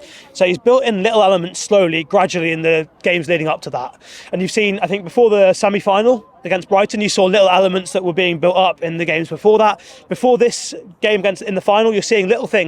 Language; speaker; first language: English; native; English